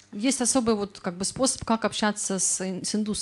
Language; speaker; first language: Russian; native; Russian